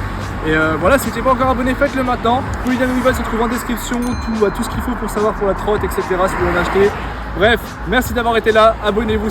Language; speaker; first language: French; native; French